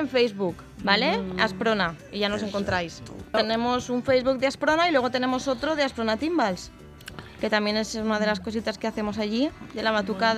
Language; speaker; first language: Spanish; native; Spanish